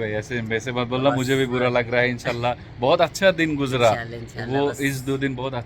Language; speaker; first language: Hindi; non-native, learner; Bangla